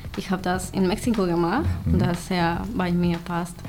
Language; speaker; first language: German; non-native, learner; Spanish